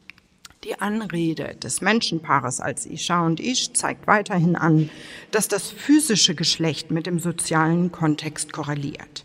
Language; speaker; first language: German; native; German